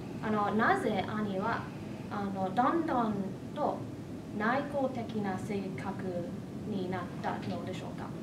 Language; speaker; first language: Japanese; non-native, fluent; English